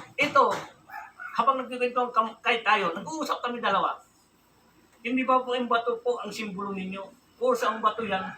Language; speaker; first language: Filipino; non-native, local second language; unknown